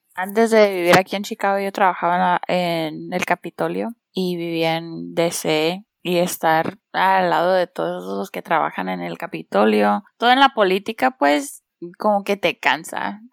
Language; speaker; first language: Spanish; early bilingual, heritage; Spanish